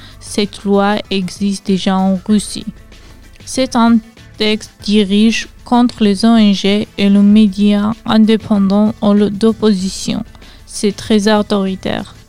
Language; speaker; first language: French; non-native, learner; Georgian